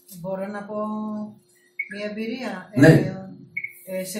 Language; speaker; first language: Greek; native; Greek